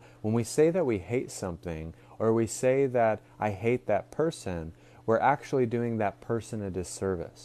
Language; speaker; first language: English; native; English